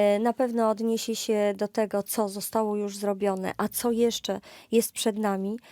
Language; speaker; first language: Polish; native; Polish